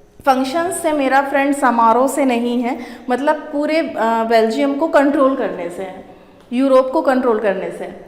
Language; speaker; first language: Hindi; native; Hindi